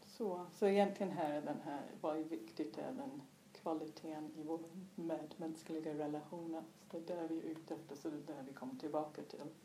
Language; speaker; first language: Swedish; non-native, fluent; English